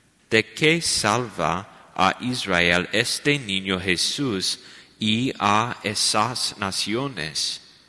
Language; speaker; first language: Spanish; non-native, learner; English